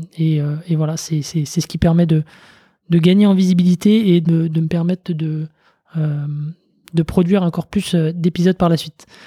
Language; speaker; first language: French; native; French